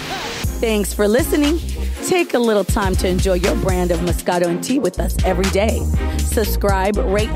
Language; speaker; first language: English; native; English